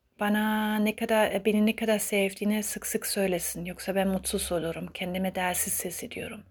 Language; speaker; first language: Turkish; early bilingual, heritage; Turkish